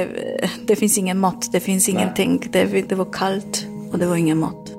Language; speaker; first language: Swedish; non-native, learner; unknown